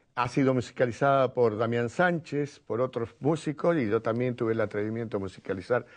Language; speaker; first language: Spanish; native; Spanish